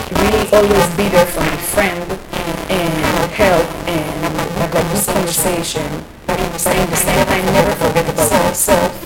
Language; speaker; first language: English; non-native, fluent; Hebrew